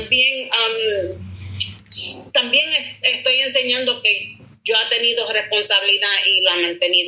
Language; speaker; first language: Spanish; early bilingual, heritage; Spanish